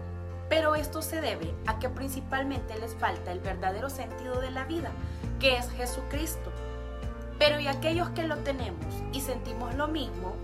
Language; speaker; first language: Spanish; native; Spanish